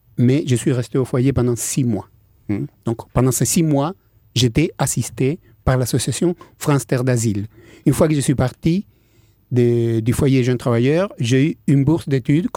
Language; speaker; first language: French; non-native, fluent; Spanish